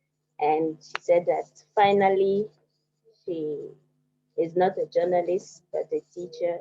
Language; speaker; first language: English; non-native, fluent; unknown